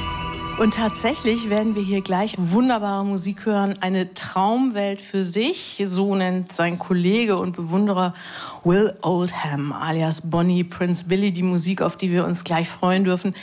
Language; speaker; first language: German; native; German